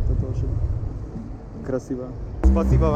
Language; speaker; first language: Russian; non-native, learner; English